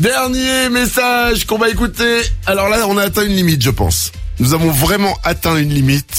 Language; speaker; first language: French; native; French